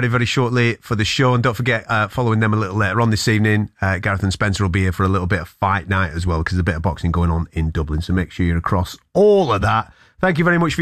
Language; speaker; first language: English; native; English